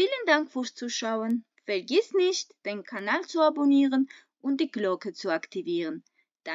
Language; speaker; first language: German; non-native, fluent; Armenian